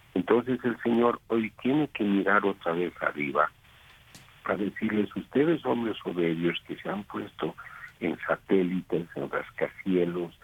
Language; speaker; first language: Spanish; native; Spanish